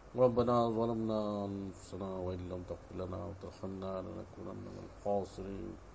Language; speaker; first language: Urdu; native; Urdu